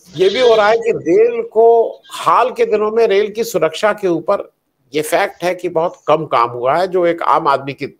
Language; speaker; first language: Hindi; native; Hindi